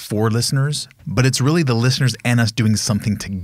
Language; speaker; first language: English; native; English